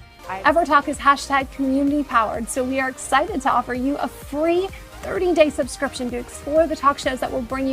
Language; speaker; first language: English; native; English